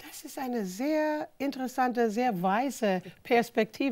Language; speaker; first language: German; non-native, fluent; English